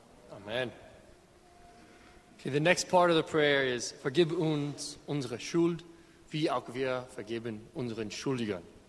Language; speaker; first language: German; non-native, learner; English